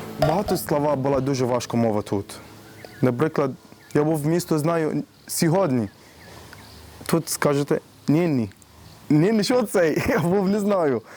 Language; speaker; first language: Ukrainian; non-native, learner; Arabic